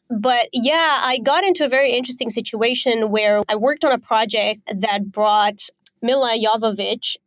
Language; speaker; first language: English; non-native, fluent; Romanian